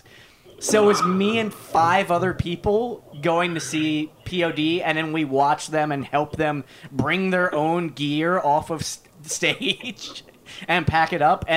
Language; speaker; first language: English; native; English